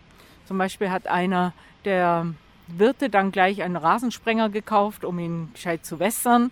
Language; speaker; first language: German; native; German